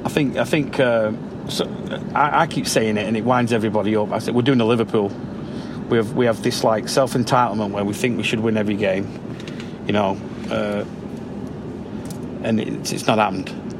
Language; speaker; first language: English; native; English